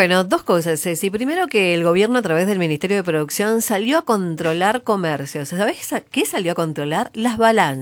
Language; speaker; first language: Spanish; native; Spanish